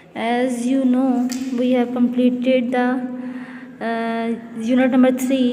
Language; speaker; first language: English; non-native, local second language; Urdu